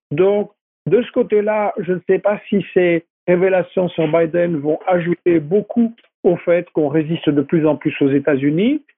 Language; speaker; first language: French; native; French